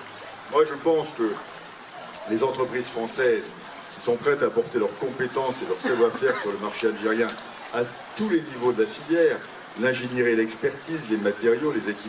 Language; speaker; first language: French; native; French